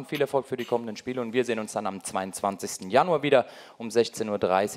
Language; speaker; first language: German; native; German